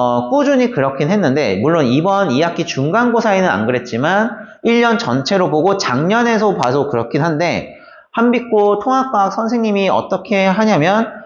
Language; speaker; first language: Korean; native; Korean